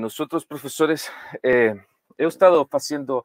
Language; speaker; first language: Portuguese; non-native, learner; Spanish